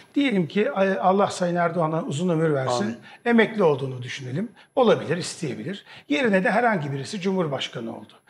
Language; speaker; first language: Turkish; native; Turkish